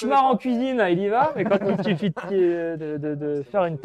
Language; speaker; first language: French; native; French